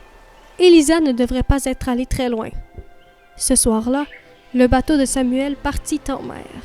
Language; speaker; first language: French; native; French